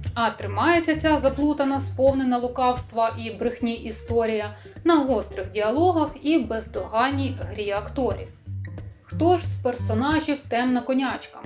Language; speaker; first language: Ukrainian; native; Ukrainian